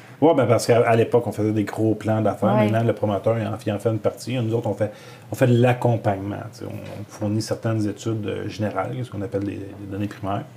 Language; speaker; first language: French; native; French